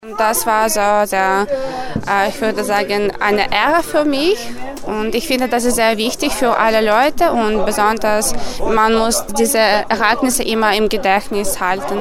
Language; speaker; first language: German; non-native, fluent; Ukrainian